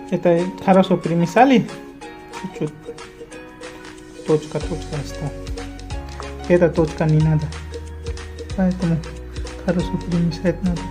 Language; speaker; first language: Russian; non-native, learner; Hindi